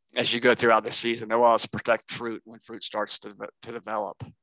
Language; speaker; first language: English; native; English